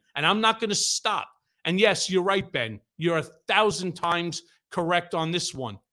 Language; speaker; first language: English; native; English